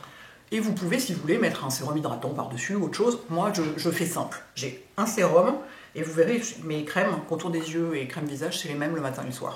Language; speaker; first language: French; native; French